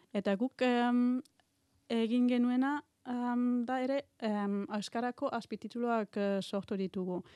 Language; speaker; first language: Basque; non-native, learner; German